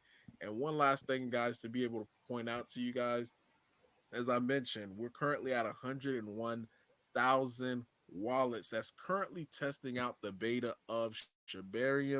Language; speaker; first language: English; native; English